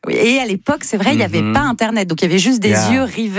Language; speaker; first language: French; native; French